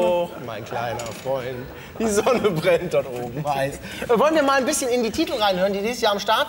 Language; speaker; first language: German; native; German